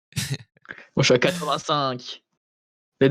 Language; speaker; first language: French; native; French